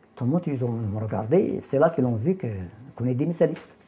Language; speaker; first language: French; non-native, local second language; Arabic